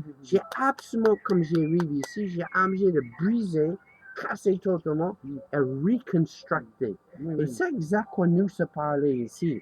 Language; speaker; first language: French; non-native, learner; English